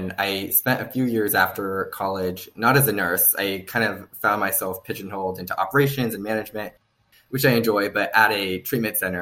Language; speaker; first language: English; native; English